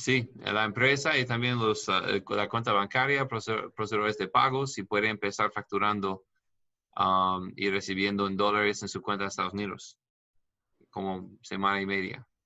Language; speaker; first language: Spanish; non-native, learner; English